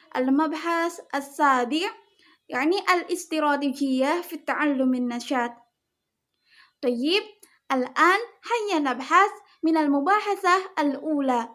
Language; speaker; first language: Arabic; non-native, learner; Indonesian